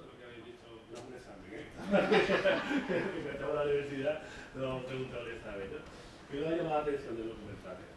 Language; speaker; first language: Spanish; native; Spanish